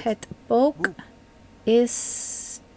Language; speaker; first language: Dutch; non-native, learner; English